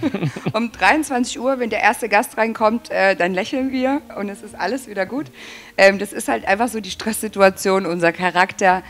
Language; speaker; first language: German; native; German